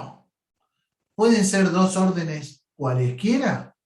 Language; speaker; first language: Spanish; native; Spanish